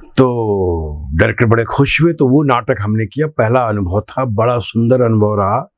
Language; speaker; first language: Hindi; non-native, local second language; Bhojpuri